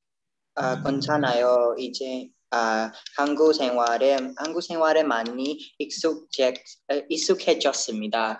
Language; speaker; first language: Korean; non-native, learner; Burmese